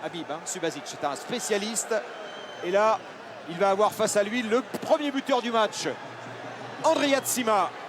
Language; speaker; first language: French; native; French